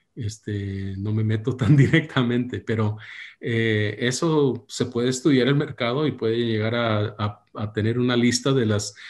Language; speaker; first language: Spanish; early bilingual, heritage; Spanish